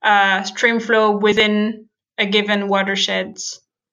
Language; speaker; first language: English; non-native, fluent; French